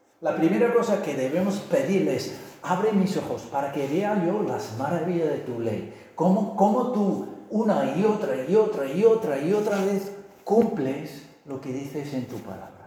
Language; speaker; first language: Spanish; non-native, fluent; English